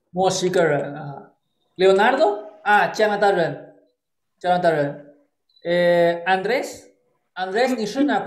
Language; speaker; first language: Chinese; non-native, fluent; Spanish